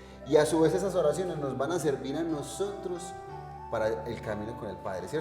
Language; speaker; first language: Spanish; native; Spanish